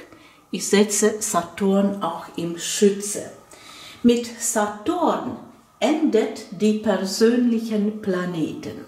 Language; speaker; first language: German; non-native, fluent; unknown